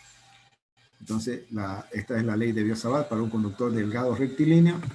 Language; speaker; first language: Spanish; native; Spanish